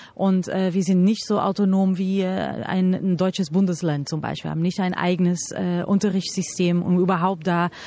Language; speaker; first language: German; non-native, fluent; Portuguese